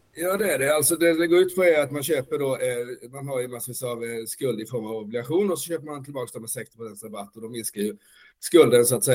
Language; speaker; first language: Swedish; native; Swedish